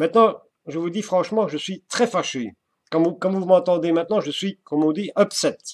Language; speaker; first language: French; native; French